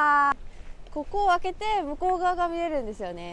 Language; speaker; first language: Japanese; native; Japanese